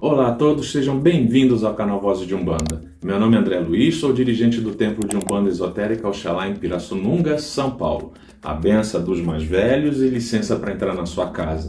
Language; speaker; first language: Portuguese; native; Portuguese